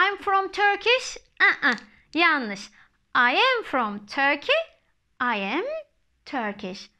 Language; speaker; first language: English; non-native, fluent; Turkish